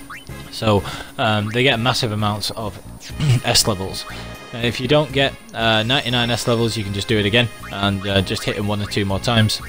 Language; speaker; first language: English; native; English